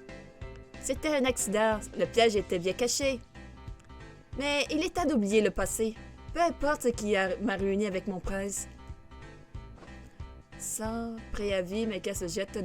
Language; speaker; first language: French; native; French